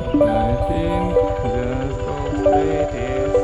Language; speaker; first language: English; non-native, learner; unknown